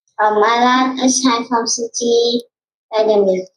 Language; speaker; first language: English; non-native, learner; Vietnamese